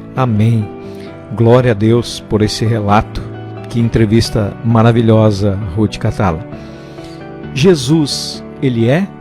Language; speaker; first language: Portuguese; native; Portuguese